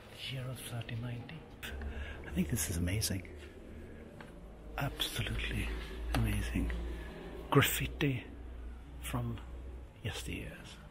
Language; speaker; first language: English; non-native, fluent; Swedish